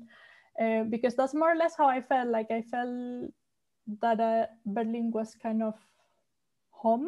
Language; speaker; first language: English; non-native, fluent; Spanish